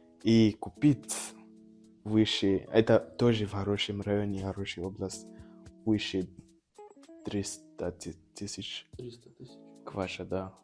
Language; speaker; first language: Russian; non-native, learner; Nyanja